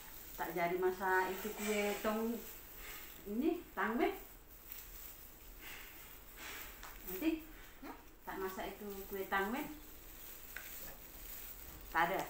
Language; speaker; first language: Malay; non-native, local second language; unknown